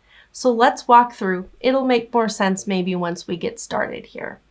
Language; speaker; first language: English; native; English